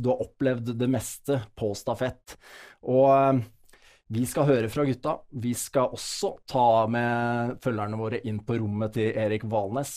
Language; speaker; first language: Norwegian; native; Norwegian